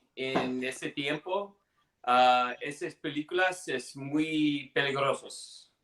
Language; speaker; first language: Spanish; non-native, learner; English